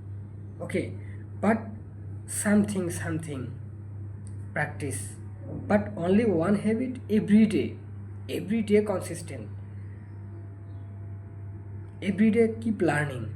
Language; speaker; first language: English; non-native, learner; Bangla